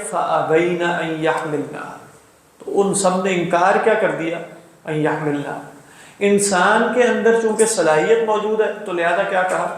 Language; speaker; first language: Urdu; native; Urdu